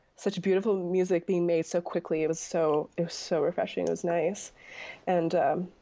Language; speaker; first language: English; native; English